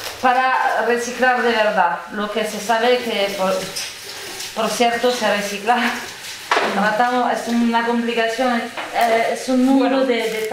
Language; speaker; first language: Spanish; non-native, learner; French